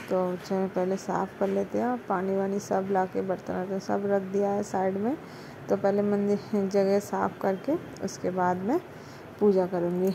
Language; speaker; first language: Hindi; non-native, local second language; Bangla